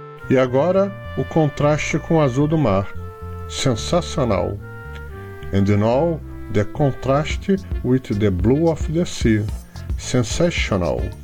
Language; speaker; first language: English; non-native, fluent; Portuguese